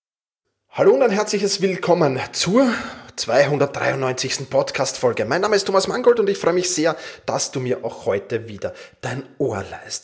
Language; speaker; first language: German; native; German